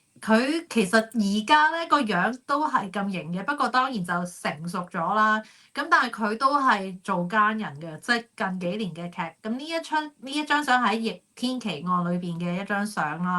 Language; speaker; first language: Cantonese; native; Cantonese